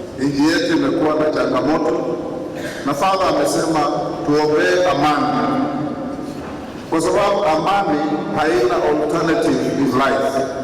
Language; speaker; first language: Swahili; non-native, local second language; Luyia